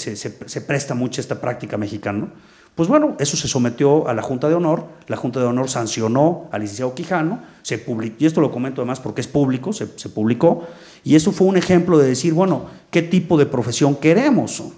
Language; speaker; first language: Spanish; native; Spanish